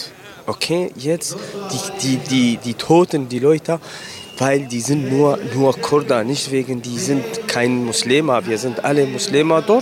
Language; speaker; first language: German; non-native, learner; Kurdish